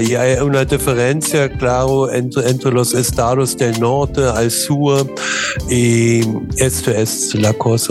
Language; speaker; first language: Spanish; non-native, learner; German